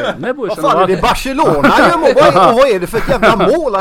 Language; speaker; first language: Swedish; native; Swedish